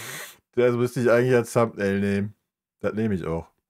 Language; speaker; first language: German; native; German